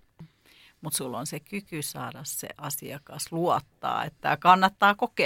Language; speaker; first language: Finnish; native; Finnish